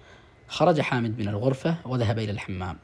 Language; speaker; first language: Arabic; non-native, fluent; Tamil